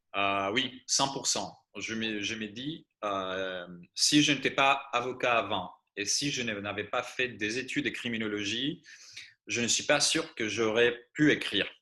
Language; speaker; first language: French; non-native, fluent; Greek